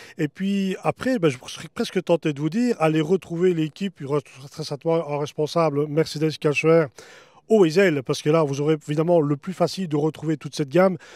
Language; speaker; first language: French; native; French